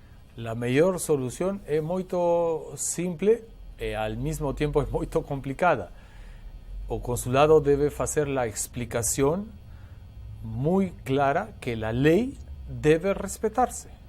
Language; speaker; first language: Portuguese; non-native, learner; Spanish